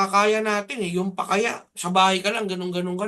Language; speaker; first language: Filipino; native; Filipino